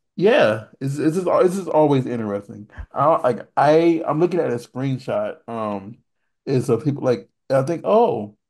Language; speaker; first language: English; native; English